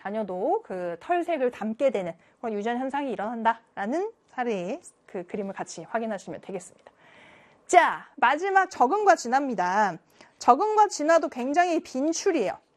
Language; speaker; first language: Korean; native; Korean